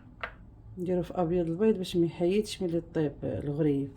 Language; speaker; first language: Arabic; native; Arabic